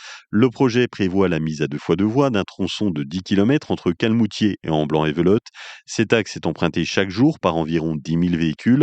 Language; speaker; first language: French; native; French